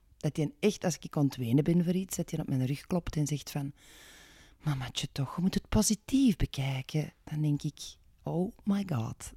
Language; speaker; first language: Dutch; native; Dutch